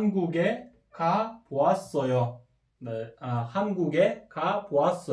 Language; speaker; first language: Korean; non-native, fluent; Kyrgyz